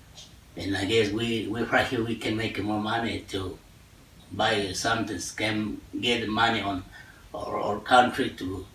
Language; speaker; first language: English; non-native, learner; Spanish